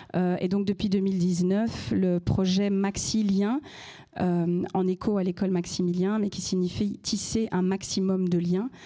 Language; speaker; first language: French; native; French